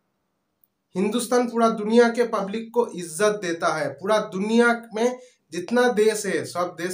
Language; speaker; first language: Hindi; non-native, local second language; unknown